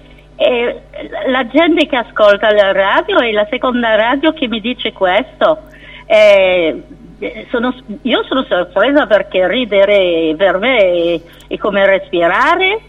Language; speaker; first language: Italian; non-native, fluent; French